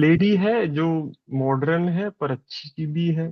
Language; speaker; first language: Hindi; non-native, local second language; Punjabi